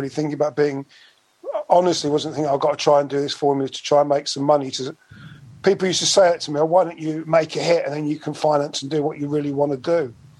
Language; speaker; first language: English; native; English